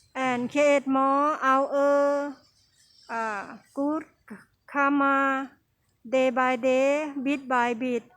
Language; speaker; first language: English; non-native, learner; Thai